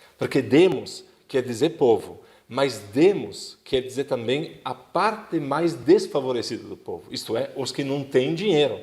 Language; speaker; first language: Portuguese; non-native, fluent; Italian